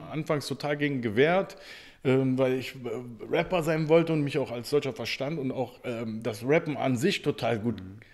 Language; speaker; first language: German; native; German